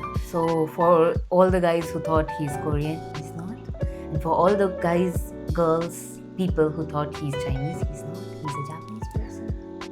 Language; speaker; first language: English; non-native, local second language; Hindi